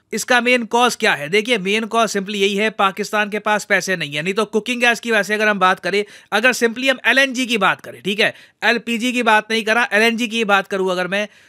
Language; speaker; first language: Hindi; native; Hindi